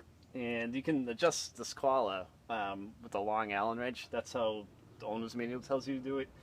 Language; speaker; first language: English; native; English